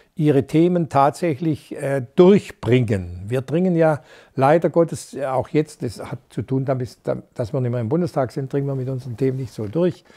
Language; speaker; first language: German; native; German